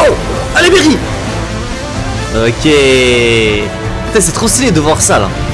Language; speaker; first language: French; native; French